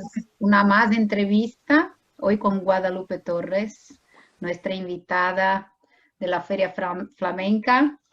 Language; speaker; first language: Spanish; non-native, fluent; Portuguese